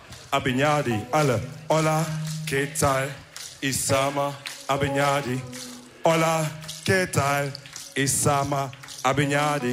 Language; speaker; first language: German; early bilingual, other home language; Wolof